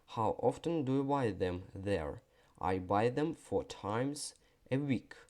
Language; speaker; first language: English; non-native, fluent; Ukrainian